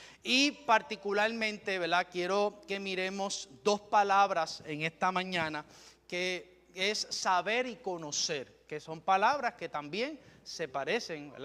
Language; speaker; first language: Spanish; native; Spanish